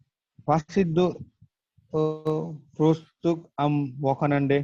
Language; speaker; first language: German; non-native, learner; Gujarati